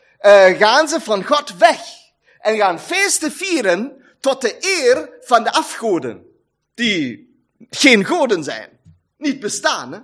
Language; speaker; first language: Dutch; non-native, fluent; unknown